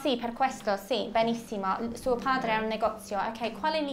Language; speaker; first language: Italian; non-native, fluent; English